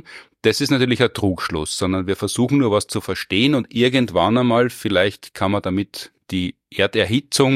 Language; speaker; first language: German; native; German